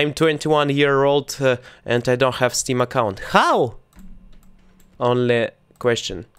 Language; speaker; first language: English; non-native, learner; Russian